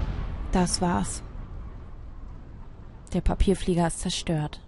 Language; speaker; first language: German; native; German